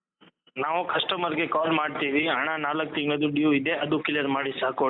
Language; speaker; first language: Kannada; non-native, fluent; Hindi